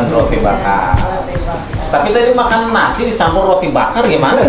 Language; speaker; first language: Indonesian; native; Indonesian